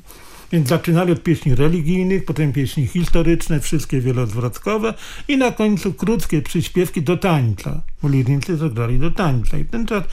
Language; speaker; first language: Polish; native; Polish